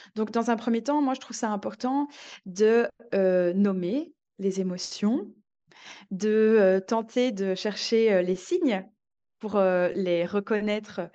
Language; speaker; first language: French; native; French